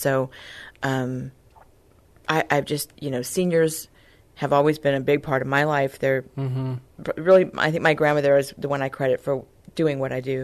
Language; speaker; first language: English; native; English